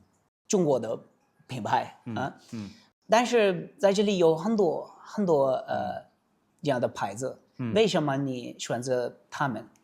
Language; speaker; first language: Chinese; non-native, learner; English